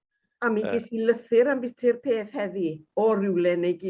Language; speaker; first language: Welsh; native; Welsh